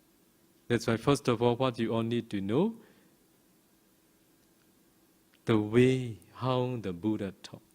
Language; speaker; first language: English; non-native, fluent; Burmese